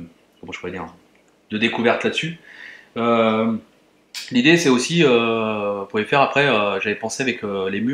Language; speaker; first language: French; native; French